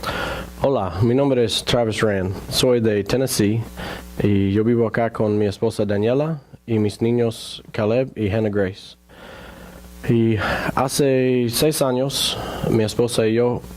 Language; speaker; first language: Spanish; non-native, fluent; English